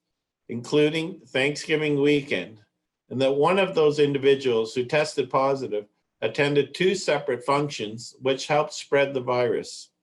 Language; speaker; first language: English; native; English